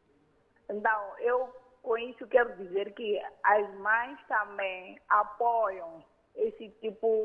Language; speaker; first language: Portuguese; non-native, local second language; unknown